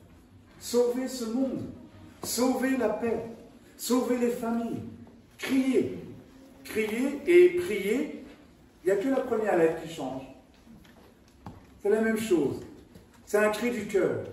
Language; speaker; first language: French; native; French